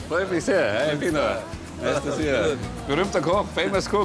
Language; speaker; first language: German; native; German